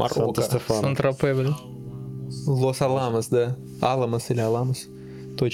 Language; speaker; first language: Russian; native; Russian